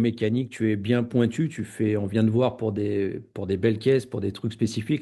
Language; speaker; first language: French; native; French